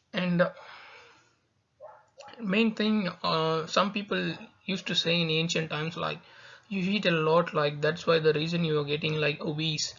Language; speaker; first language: English; non-native, local second language; Tamil